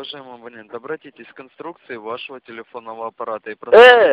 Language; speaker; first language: Russian; native; Russian